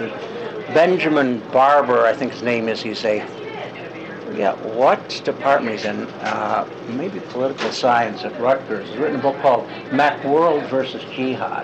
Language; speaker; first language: English; native; English